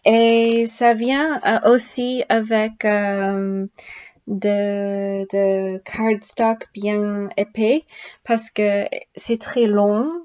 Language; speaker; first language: French; non-native, learner; English